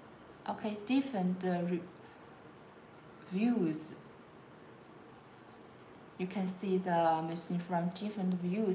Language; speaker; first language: English; non-native, learner; Chinese